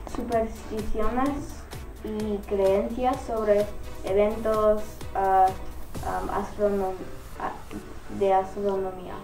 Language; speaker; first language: Spanish; non-native, learner; English